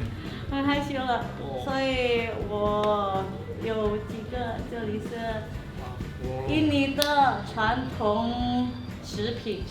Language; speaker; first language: Chinese; non-native, fluent; Indonesian